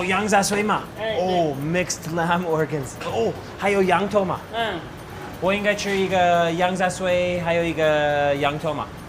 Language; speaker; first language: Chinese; non-native, learner; English